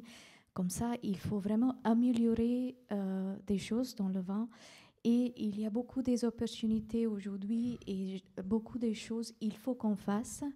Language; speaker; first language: French; non-native, fluent; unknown